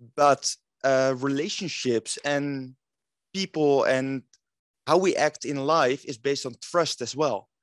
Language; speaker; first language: English; non-native, fluent; Dutch